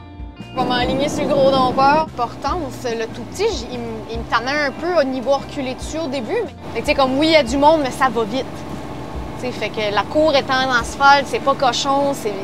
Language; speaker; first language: French; native; French